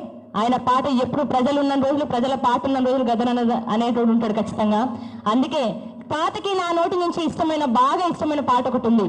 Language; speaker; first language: Telugu; native; Telugu